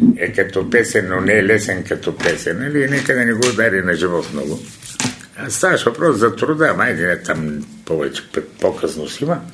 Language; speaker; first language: Bulgarian; non-native, local second language; Turkish